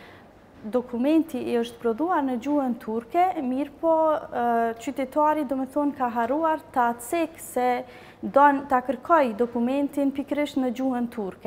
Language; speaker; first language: Albanian; native; Albanian